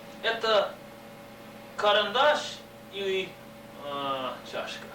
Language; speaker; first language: Russian; non-native, fluent; English